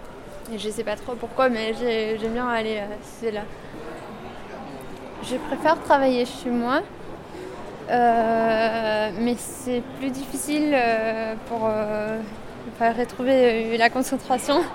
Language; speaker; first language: French; non-native, fluent; Spanish